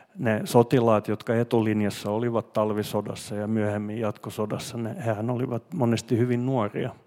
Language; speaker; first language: Finnish; non-native, local second language; Swedish